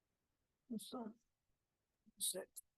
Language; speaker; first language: French; non-native, learner; Spanish